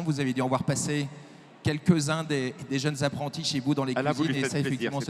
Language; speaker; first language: French; native; French